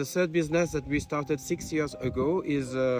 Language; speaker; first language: English; non-native, fluent; French